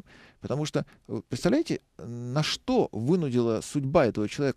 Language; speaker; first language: Russian; native; Russian